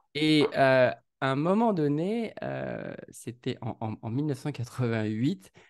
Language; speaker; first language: French; native; French